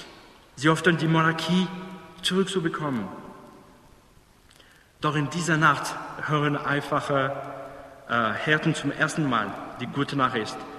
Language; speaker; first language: German; non-native, fluent; English